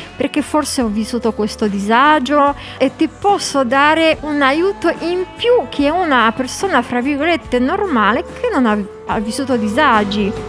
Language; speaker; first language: Italian; non-native, fluent; Polish